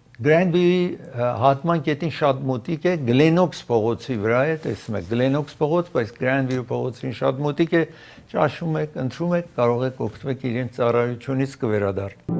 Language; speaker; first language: Armenian; native; Armenian